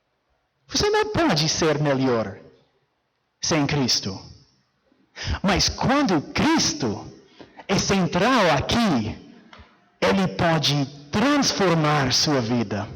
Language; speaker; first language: Portuguese; non-native, fluent; English